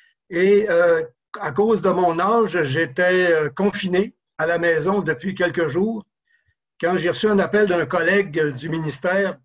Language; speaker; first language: French; native; French